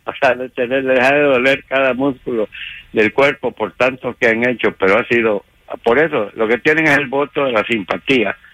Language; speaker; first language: Spanish; native; Spanish